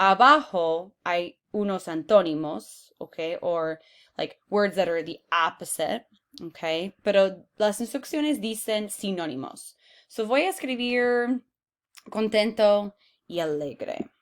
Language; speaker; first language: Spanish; non-native, fluent; English